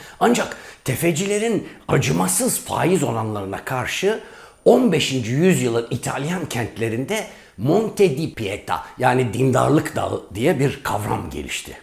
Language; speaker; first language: Turkish; native; Turkish